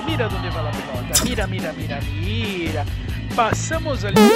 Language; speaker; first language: Spanish; native; Spanish